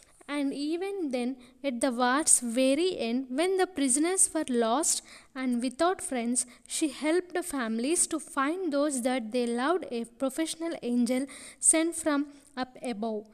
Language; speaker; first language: English; non-native, local second language; Telugu